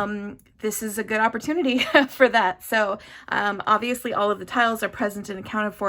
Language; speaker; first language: English; native; English